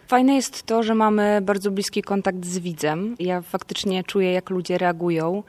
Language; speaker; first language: Polish; native; Polish